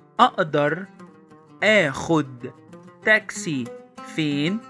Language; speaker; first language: Arabic; non-native, fluent; Portuguese